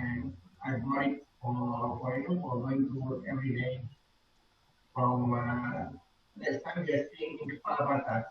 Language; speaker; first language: English; non-native, local second language; Malay